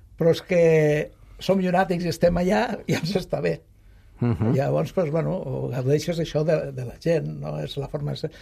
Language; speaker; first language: Catalan; native; Catalan